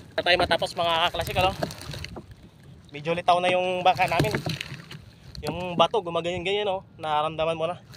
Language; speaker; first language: Filipino; non-native, local second language; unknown